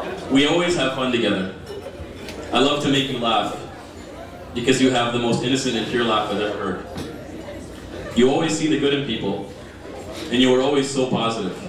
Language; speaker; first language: English; early bilingual, other home language; Greek